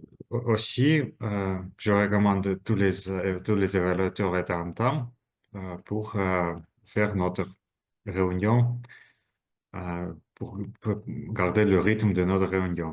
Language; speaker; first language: French; non-native, learner; Russian